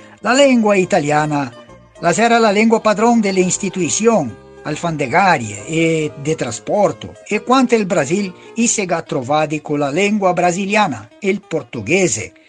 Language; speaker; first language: Italian; non-native, fluent; Portuguese